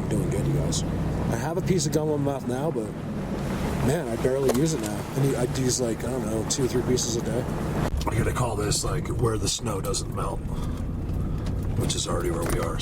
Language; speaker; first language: English; native; English